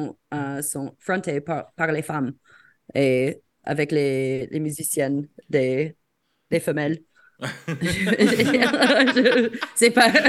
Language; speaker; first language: French; non-native, fluent; English